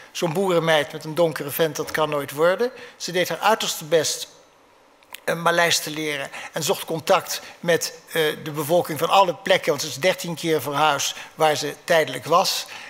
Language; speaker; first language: Dutch; native; Dutch